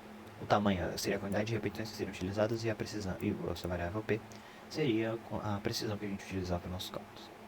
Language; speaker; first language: Portuguese; native; Portuguese